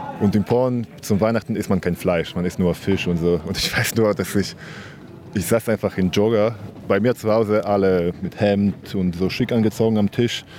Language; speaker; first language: German; non-native, fluent; Polish